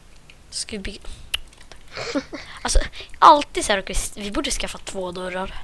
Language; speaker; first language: Swedish; native; Swedish